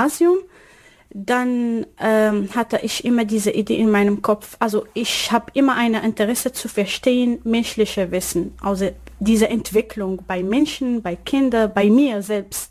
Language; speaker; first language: German; non-native, learner; Arabic